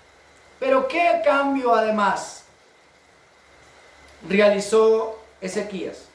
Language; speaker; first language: Spanish; native; Spanish